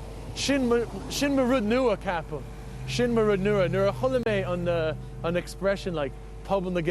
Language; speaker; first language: Irish; non-native, learner; English